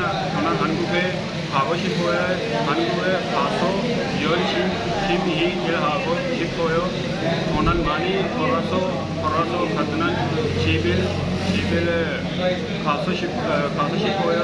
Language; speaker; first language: Korean; non-native, learner; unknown